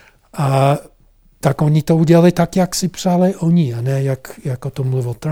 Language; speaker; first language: Czech; non-native, fluent; English